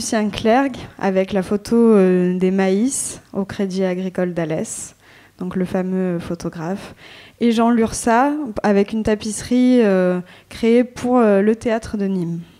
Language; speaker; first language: French; native; French